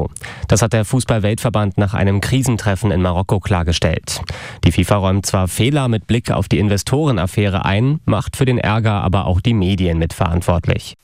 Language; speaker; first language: German; native; German